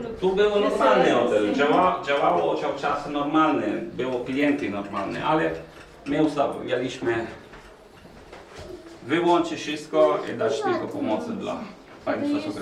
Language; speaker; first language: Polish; non-native, learner; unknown